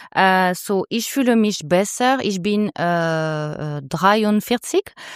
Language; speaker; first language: German; non-native, learner; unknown